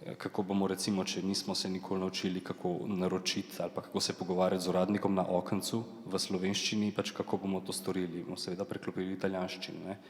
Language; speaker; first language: Slovenian; native; Slovenian